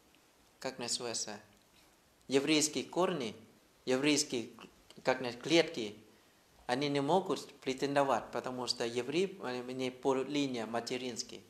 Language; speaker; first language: Russian; non-native, fluent; Thai